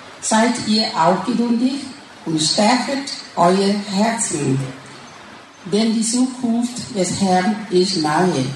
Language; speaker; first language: German; non-native, learner; Thai